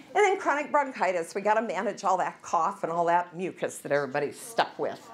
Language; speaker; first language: English; native; English